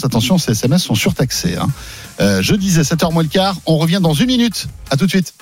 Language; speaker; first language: French; native; French